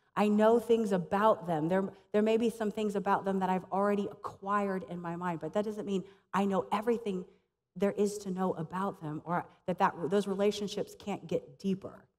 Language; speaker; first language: English; native; English